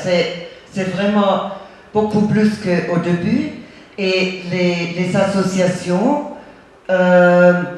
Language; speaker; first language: French; non-native, fluent; German